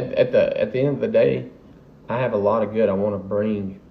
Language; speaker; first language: English; native; English